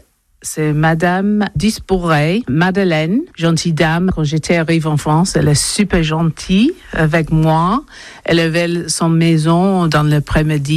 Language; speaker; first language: French; non-native, learner; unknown